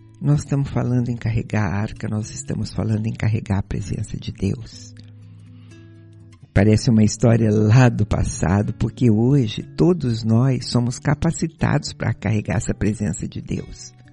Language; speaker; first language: Portuguese; native; Portuguese